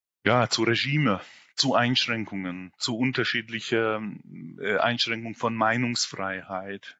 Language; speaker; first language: German; non-native, fluent; Hungarian